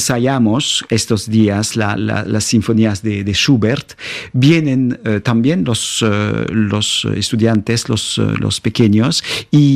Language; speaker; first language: Spanish; non-native, fluent; French